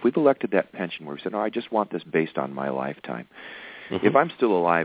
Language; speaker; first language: English; native; English